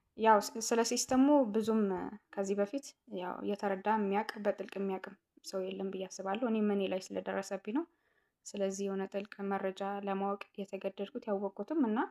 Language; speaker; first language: Amharic; non-native, local second language; Tigrinya